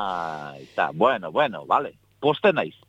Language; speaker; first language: Basque; native; Basque